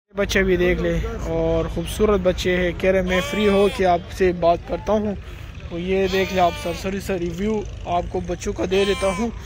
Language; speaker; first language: Urdu; non-native, local second language; Pashto